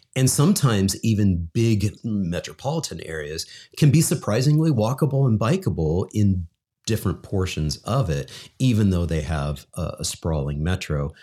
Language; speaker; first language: English; native; English